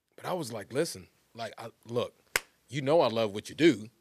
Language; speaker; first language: English; native; English